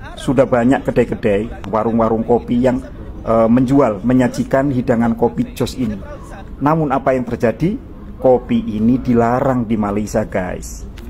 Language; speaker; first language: Indonesian; native; Indonesian